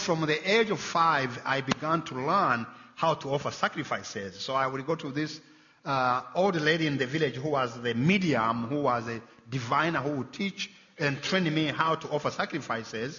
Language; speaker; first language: English; non-native, local second language; Kinyarwanda